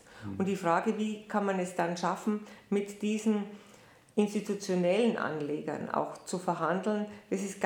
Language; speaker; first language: German; native; German